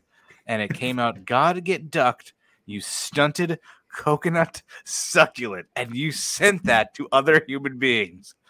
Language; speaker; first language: English; native; English